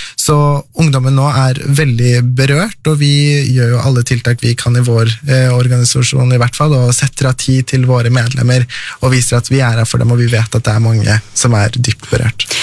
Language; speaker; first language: Norwegian; early bilingual, other home language; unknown